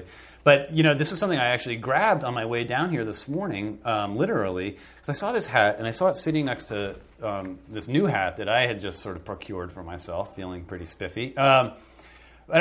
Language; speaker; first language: English; native; English